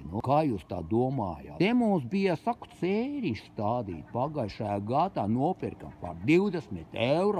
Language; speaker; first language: Latvian; non-native, local second language; Russian